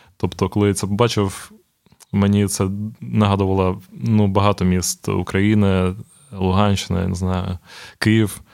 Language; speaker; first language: Ukrainian; non-native, local second language; Russian